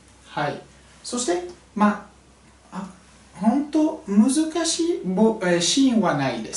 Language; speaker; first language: Japanese; non-native, fluent; French